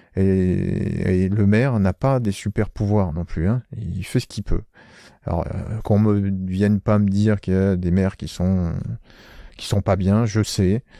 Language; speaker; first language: French; native; French